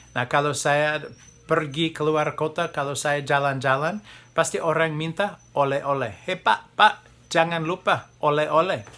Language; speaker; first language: Indonesian; non-native, fluent; English